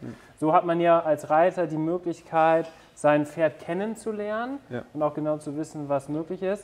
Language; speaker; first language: German; native; German